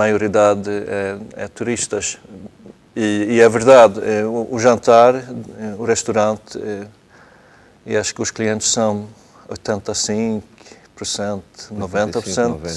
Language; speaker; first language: Portuguese; non-native, fluent; Swedish